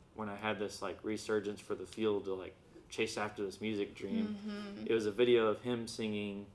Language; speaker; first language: English; native; English